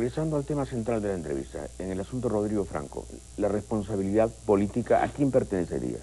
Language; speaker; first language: Spanish; native; Spanish